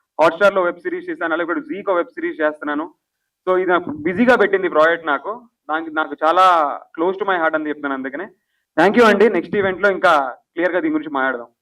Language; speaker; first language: Telugu; native; Telugu